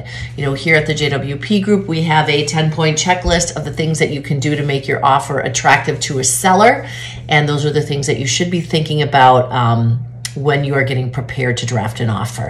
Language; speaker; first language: English; native; English